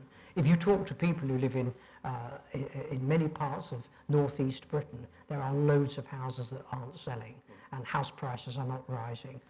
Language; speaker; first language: English; native; English